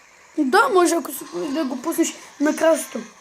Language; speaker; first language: Bulgarian; native; Bulgarian